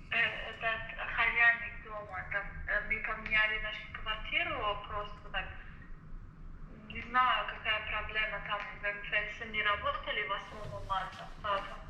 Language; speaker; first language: Russian; non-native, learner; Persian